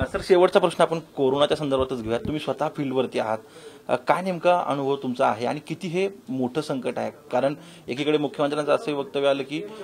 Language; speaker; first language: Marathi; native; Marathi